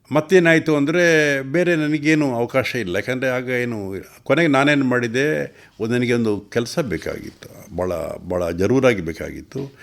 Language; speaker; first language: Kannada; non-native, local second language; Tulu